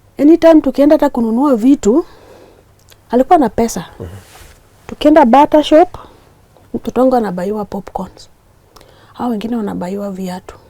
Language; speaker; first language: Swahili; non-native, local second language; Luo (Kenya and Tanzania)